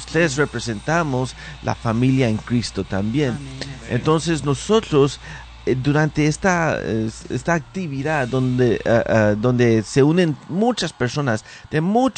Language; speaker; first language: Spanish; early bilingual, heritage; Spanish